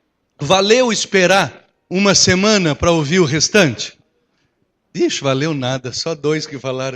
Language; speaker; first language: Portuguese; native; Portuguese